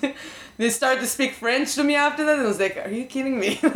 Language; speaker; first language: English; non-native, fluent; Hebrew